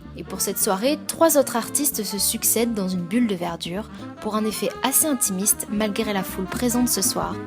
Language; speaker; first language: French; native; French